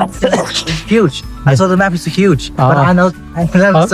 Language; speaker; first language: English; non-native, learner; Chinese